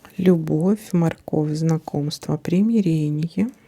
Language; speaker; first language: Russian; native; Russian